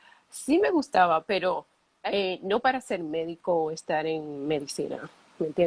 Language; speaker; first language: Spanish; early bilingual, heritage; Spanish